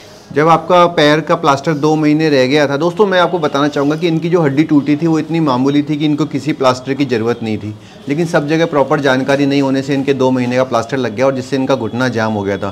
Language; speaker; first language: Hindi; native; Hindi